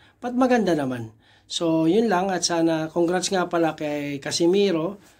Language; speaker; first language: Filipino; native; Filipino